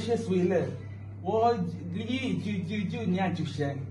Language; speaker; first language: Chinese; non-native, learner; Malay